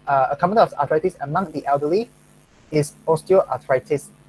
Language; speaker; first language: English; non-native, local second language; Chinese